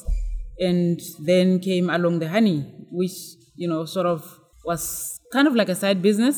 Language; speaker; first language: English; non-native, local second language; Tswana